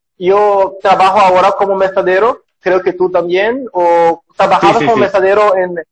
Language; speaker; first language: Spanish; non-native, learner; Portuguese